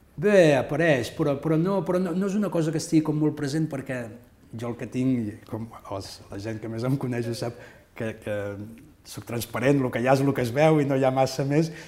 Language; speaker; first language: Catalan; non-native, local second language; Spanish